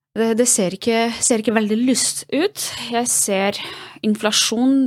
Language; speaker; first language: Norwegian; non-native, fluent; Russian